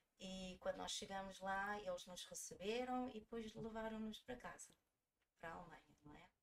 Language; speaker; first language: Portuguese; early bilingual, heritage; Portuguese